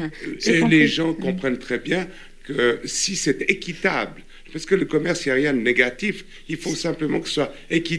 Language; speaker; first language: French; native; French